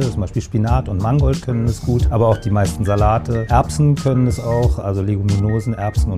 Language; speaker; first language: German; native; German